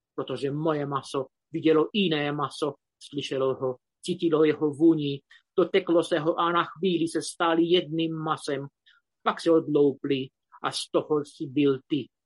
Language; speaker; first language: Czech; non-native, fluent; Romanian